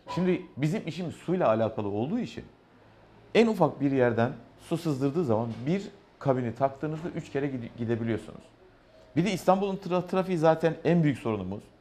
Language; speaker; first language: Turkish; native; Turkish